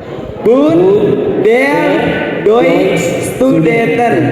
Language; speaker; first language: German; non-native, learner; Indonesian